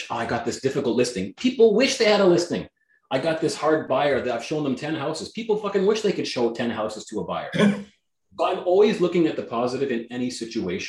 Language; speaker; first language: English; non-native, fluent; Greek